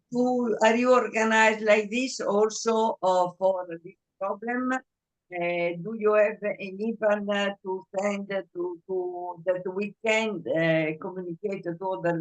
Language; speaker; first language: English; non-native, fluent; Italian